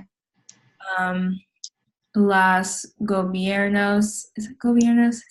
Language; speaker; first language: Spanish; non-native, learner; English